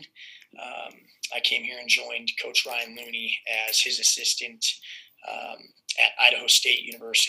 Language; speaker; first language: English; native; English